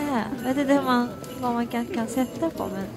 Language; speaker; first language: Swedish; non-native, learner; Japanese